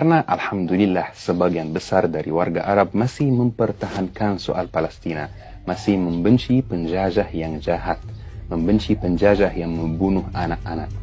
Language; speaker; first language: Indonesian; non-native, fluent; Arabic